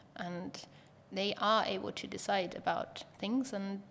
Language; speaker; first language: English; non-native, fluent; German